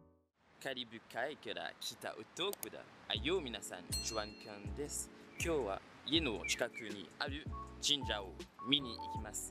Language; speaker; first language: Japanese; non-native, fluent; French